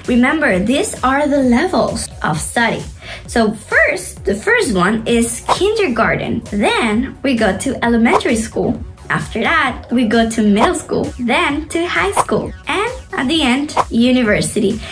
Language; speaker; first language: English; non-native, fluent; Spanish